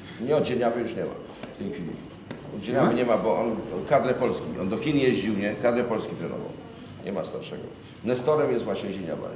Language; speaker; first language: Polish; native; Polish